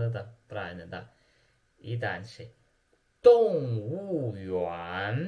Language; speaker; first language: Russian; non-native, learner; Chinese